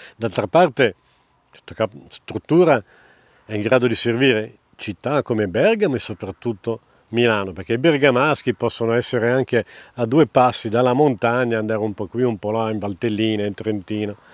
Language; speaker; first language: Italian; native; Italian